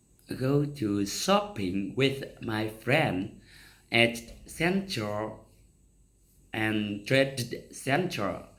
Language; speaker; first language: English; non-native, learner; Vietnamese